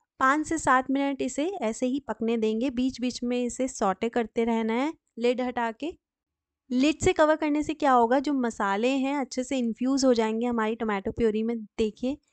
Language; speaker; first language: Hindi; native; Hindi